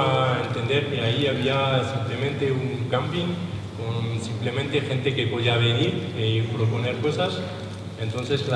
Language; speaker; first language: Spanish; non-native, learner; French